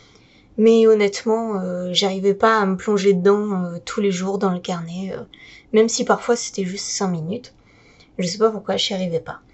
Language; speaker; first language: French; native; French